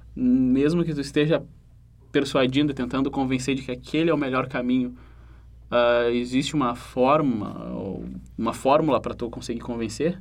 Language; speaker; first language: Portuguese; native; Portuguese